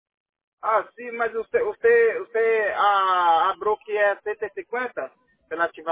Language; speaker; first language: Spanish; non-native, learner; Portuguese